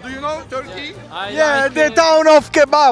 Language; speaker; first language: English; non-native, learner; Turkish